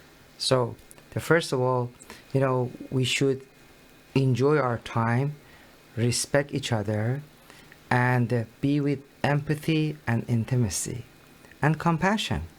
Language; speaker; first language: English; non-native, learner; Persian